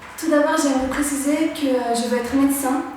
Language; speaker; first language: French; early bilingual, other home language; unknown